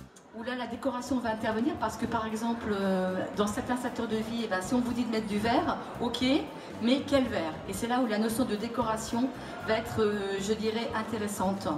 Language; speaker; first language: French; native; French